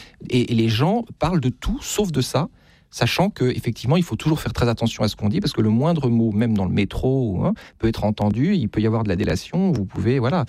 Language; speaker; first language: French; native; French